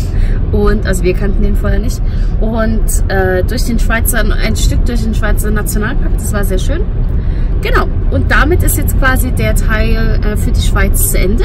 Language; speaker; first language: German; native; German